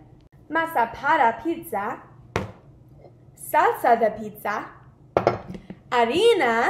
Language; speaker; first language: Spanish; non-native, learner; English